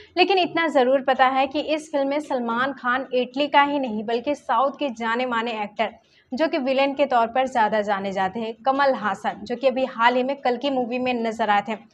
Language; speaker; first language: Hindi; native; Hindi